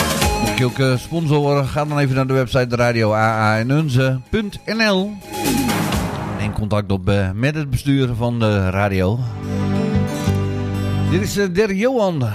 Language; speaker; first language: Dutch; native; Dutch